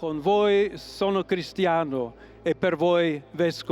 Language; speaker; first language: Italian; non-native, fluent; English